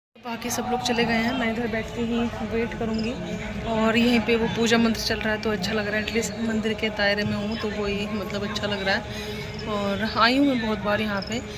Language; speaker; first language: Hindi; native; Hindi